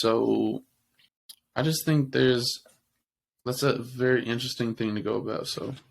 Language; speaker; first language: English; native; English